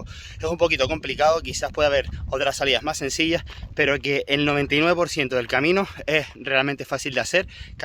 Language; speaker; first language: Spanish; native; Spanish